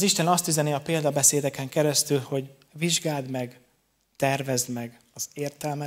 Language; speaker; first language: Hungarian; native; Hungarian